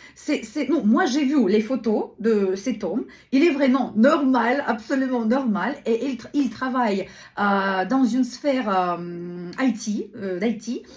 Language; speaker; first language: French; non-native, learner; Russian